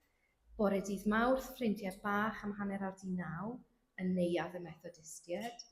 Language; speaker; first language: Welsh; native; Welsh